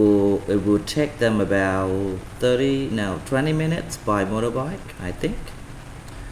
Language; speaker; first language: English; non-native, fluent; Vietnamese